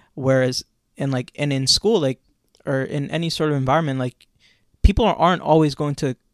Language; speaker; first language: English; native; English